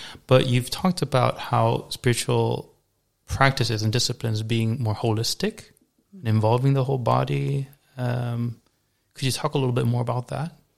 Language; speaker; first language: English; native; English